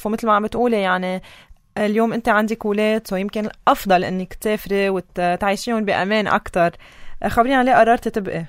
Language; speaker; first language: Arabic; native; Arabic